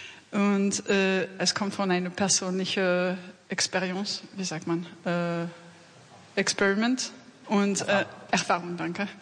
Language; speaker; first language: German; non-native, learner; French